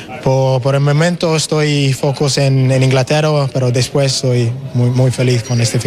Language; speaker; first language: Spanish; non-native, learner; English